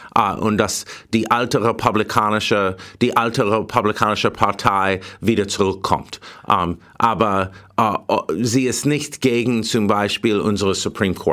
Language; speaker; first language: German; non-native, learner; English